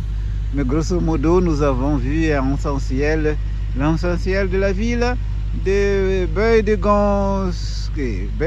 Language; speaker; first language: French; non-native, fluent; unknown